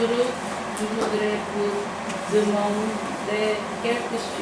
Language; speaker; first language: French; non-native, learner; Korean